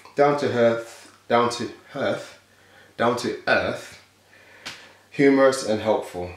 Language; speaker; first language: English; native; English